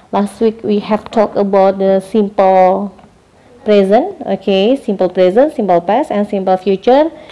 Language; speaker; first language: English; non-native, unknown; Indonesian